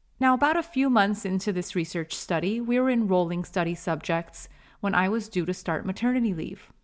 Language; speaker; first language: English; native; English